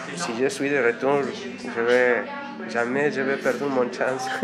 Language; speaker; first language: French; non-native, learner; Spanish